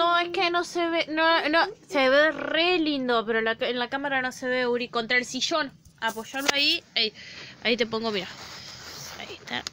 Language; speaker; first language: Spanish; native; Spanish